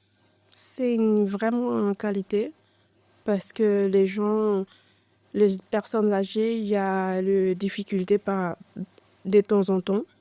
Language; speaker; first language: French; non-native, learner; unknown